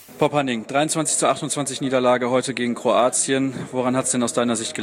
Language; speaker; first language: German; native; German